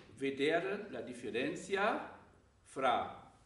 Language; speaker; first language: Italian; non-native, learner; German